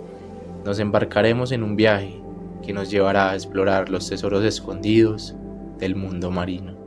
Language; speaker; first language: Spanish; native; Spanish